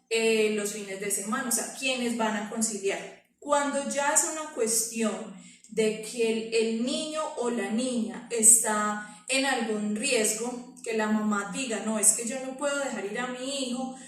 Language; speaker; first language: Spanish; native; Spanish